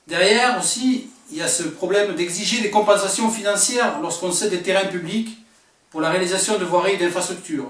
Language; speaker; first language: French; native; French